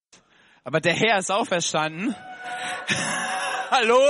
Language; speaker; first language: German; native; German